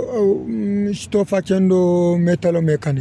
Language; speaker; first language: Italian; non-native, learner; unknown